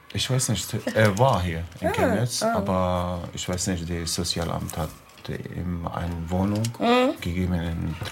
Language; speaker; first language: German; non-native, learner; Arabic